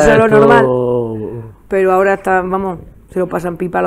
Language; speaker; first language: Spanish; native; Spanish